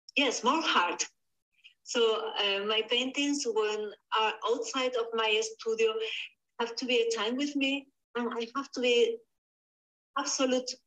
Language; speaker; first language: English; non-native, learner; Spanish